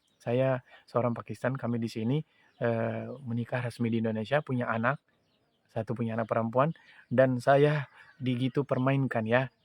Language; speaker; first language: Indonesian; non-native, fluent; Urdu